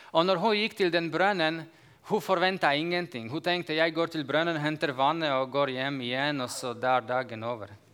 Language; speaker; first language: Norwegian; non-native, fluent; Slovak